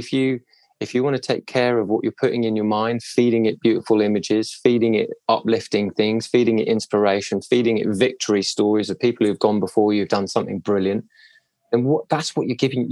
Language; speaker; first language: English; native; English